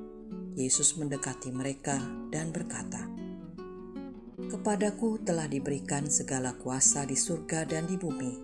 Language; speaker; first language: Indonesian; native; Indonesian